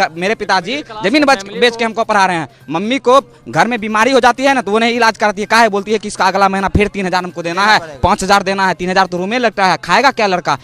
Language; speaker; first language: Hindi; native; Hindi